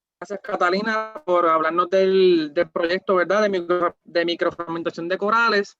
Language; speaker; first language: Spanish; native; Spanish